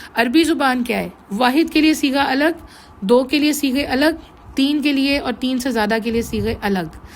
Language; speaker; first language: Urdu; native; Urdu